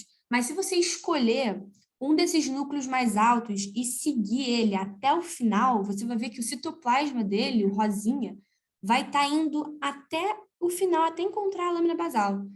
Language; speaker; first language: Portuguese; native; Portuguese